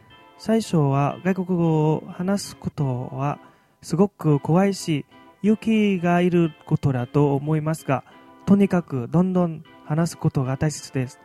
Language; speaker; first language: Japanese; non-native, fluent; Vietnamese